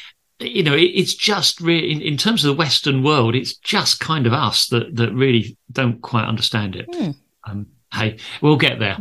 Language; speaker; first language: English; native; English